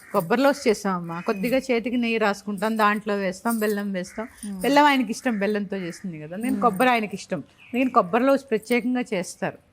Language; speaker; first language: Telugu; native; Telugu